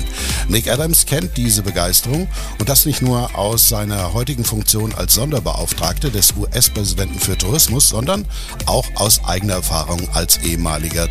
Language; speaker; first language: German; native; German